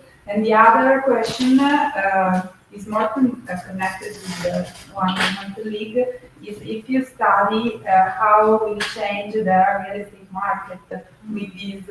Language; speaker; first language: English; non-native, fluent; Italian